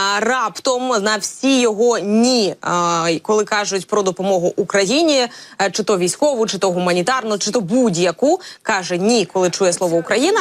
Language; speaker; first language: Ukrainian; native; Ukrainian